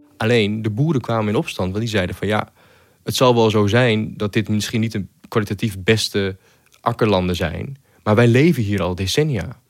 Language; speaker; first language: Dutch; native; Dutch